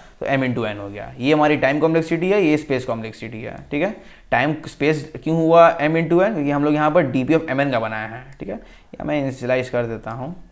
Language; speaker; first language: Hindi; native; Hindi